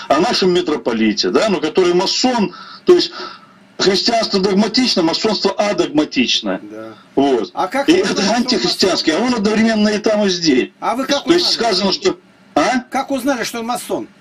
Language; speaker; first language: Russian; native; Russian